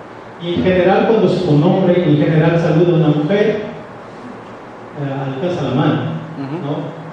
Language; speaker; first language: Spanish; non-native, fluent; Portuguese